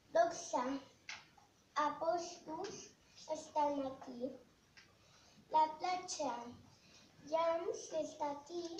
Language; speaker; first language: Catalan; non-native, local second language; Spanish